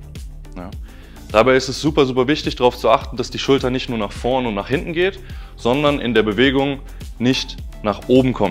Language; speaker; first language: German; native; German